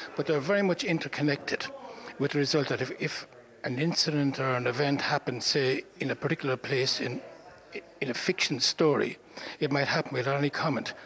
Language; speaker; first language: English; native; English